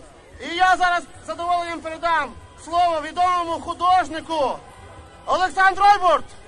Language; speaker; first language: Ukrainian; native; Ukrainian